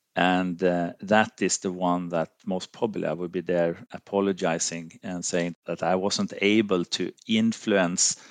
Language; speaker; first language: English; non-native, fluent; Finnish